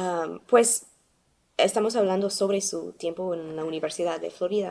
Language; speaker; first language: Spanish; non-native, learner; English